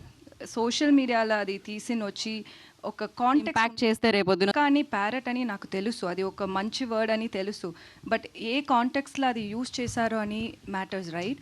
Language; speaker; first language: Telugu; non-native, learner; Tamil